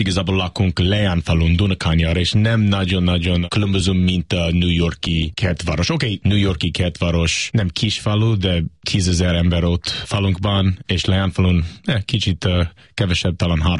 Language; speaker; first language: Hungarian; non-native, learner; English